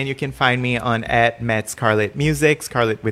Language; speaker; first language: English; non-native, fluent; Portuguese